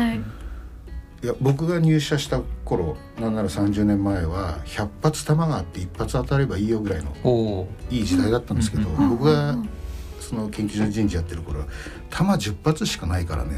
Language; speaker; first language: Japanese; native; Japanese